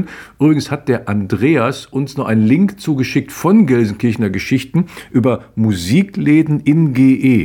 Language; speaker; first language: German; native; German